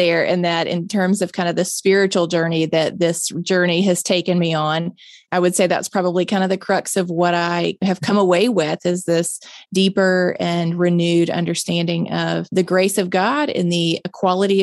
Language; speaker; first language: English; native; English